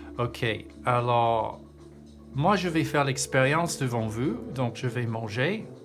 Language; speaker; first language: French; non-native, learner; English